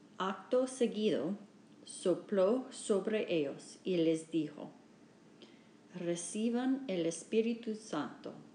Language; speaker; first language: Spanish; non-native, learner; English